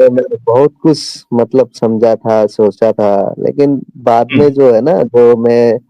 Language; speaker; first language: Hindi; non-native, local second language; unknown